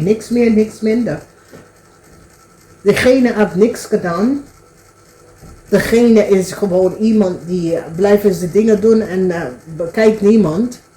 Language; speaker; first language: Dutch; non-native, learner; English